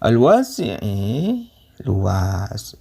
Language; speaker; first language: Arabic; non-native, fluent; Indonesian